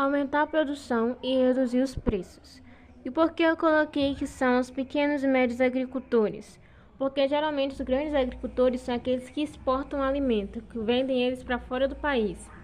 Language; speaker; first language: Portuguese; native; Portuguese